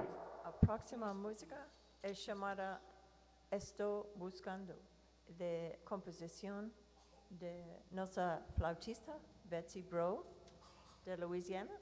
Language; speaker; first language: Portuguese; non-native, learner; English